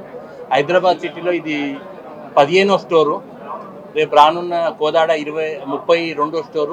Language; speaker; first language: Telugu; native; Telugu